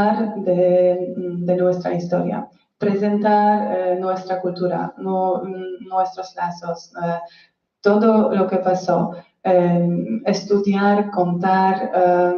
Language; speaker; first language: Spanish; non-native, fluent; Polish